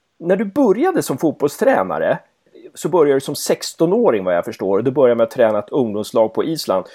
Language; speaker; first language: Swedish; native; Swedish